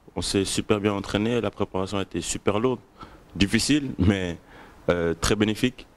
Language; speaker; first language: French; native; French